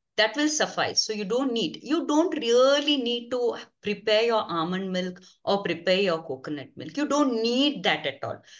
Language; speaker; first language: English; non-native, local second language; Konkani